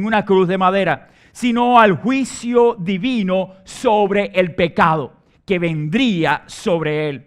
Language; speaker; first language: Spanish; native; Spanish